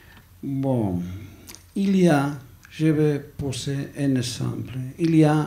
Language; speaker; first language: French; non-native, learner; Basque